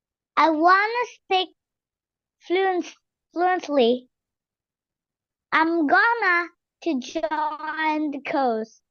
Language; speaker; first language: English; non-native, learner; Bangla